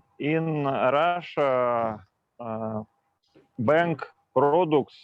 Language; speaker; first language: English; non-native, local second language; Russian